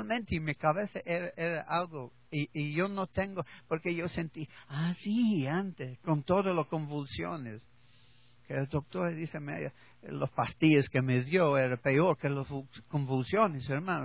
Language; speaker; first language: Spanish; non-native, learner; English